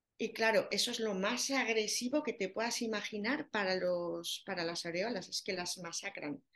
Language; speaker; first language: Spanish; native; Spanish